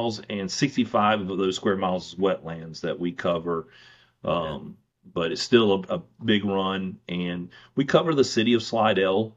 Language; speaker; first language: English; native; English